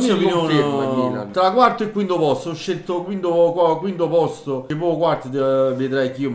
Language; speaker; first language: Italian; native; Italian